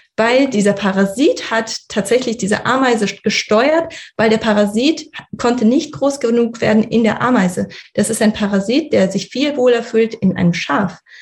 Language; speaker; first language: German; early bilingual, other home language; Russian